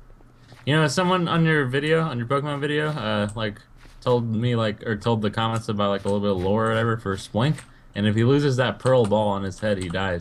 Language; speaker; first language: English; native; English